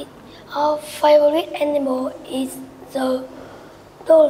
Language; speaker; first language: English; non-native, learner; Vietnamese